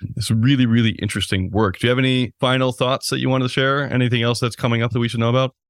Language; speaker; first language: English; native; English